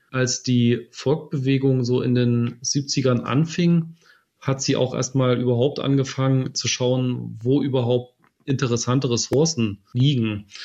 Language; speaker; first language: German; native; German